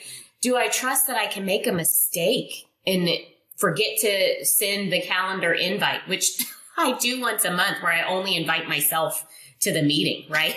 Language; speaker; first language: English; non-native, fluent; Indonesian